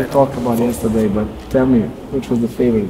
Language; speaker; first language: English; non-native, learner; Serbian